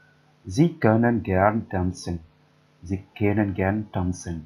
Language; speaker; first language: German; non-native, learner; English